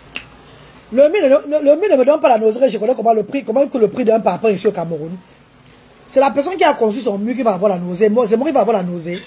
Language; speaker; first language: French; non-native, local second language; Lingala